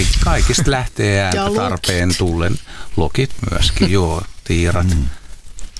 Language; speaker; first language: Finnish; native; Finnish